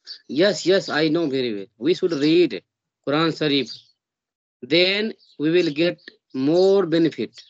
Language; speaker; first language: English; non-native, learner; Hindi